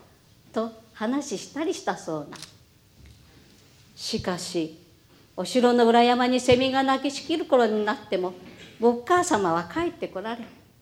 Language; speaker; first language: Japanese; native; Japanese